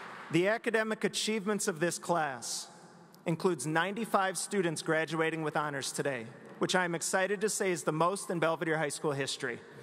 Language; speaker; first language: English; native; English